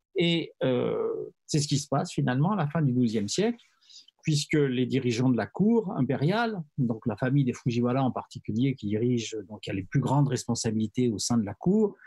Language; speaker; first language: French; native; French